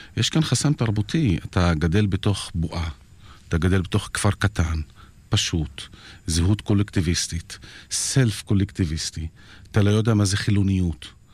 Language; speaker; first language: Hebrew; non-native, local second language; Arabic